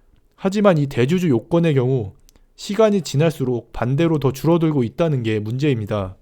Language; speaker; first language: Korean; native; Korean